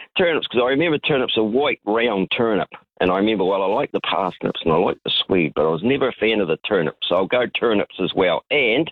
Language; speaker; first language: English; native; English